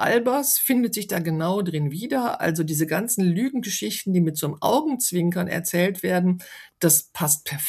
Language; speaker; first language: German; native; German